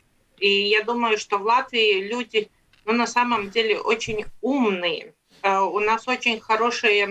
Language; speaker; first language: Russian; non-native, local second language; Latvian